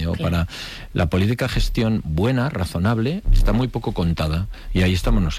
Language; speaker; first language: Spanish; native; Spanish